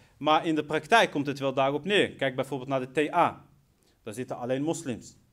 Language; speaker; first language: Dutch; early bilingual, other home language; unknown